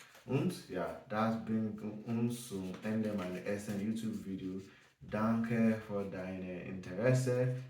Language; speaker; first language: German; non-native, learner; English